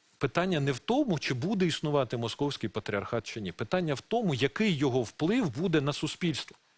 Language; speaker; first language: Ukrainian; non-native, local second language; Russian